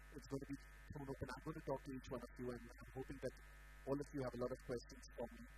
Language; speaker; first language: English; non-native, local second language; Marathi